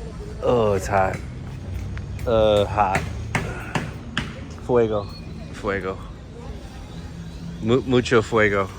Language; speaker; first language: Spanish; non-native, learner; English